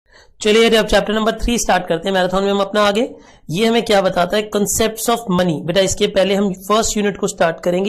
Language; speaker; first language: Hindi; native; Hindi